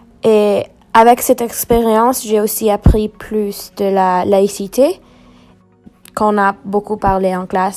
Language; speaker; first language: French; non-native, fluent; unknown